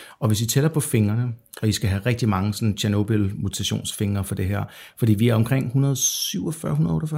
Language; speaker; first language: Danish; native; Danish